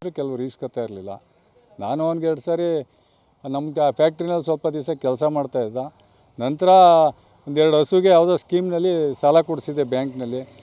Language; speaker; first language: Kannada; native; Kannada